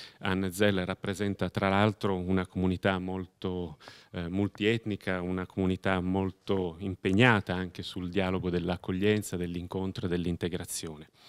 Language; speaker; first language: Italian; native; Italian